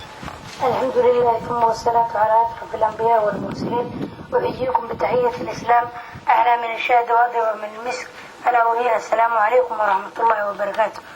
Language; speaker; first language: Arabic; non-native, local second language; Somali